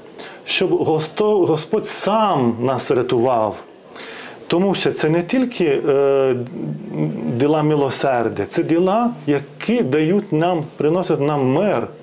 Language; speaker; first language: Ukrainian; non-native, fluent; Lithuanian